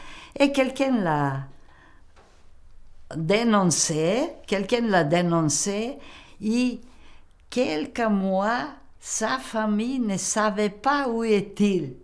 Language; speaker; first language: French; non-native, local second language; Macedonian